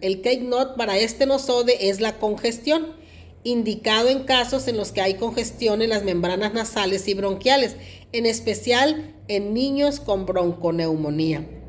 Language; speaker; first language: Spanish; native; Spanish